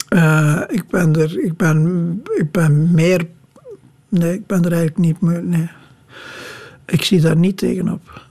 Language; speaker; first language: Dutch; native; Dutch